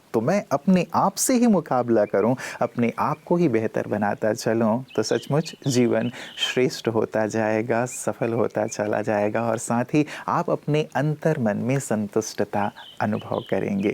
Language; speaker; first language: Hindi; native; Hindi